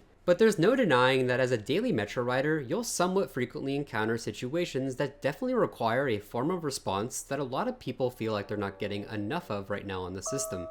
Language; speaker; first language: English; native; English